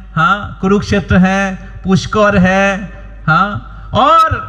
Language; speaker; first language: Hindi; non-native, local second language; Bangla